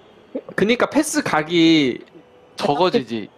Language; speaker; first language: Korean; native; Korean